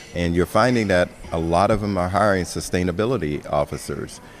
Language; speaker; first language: English; native; English